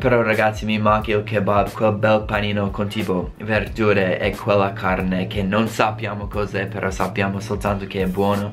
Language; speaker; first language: Italian; non-native, fluent; English